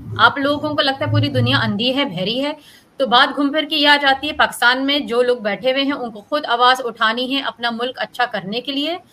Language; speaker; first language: Urdu; native; Urdu